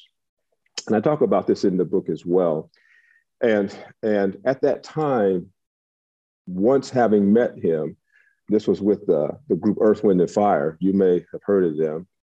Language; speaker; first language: English; native; English